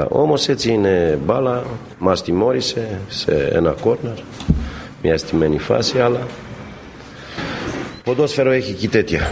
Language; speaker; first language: Greek; non-native, fluent; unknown